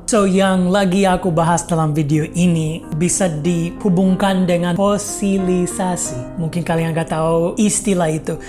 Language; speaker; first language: Indonesian; non-native, fluent; English